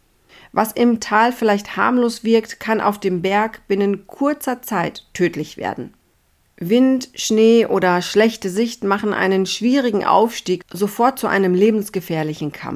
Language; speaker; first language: German; native; German